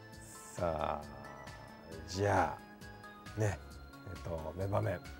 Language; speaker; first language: Japanese; native; Japanese